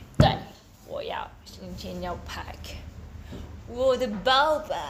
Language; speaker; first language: Chinese; early bilingual, heritage; Chinese